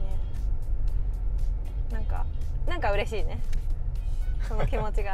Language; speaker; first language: Japanese; native; Japanese